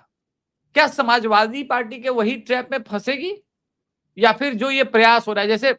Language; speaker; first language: Hindi; native; Hindi